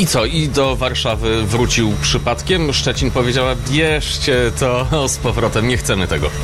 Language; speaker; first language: Polish; native; Polish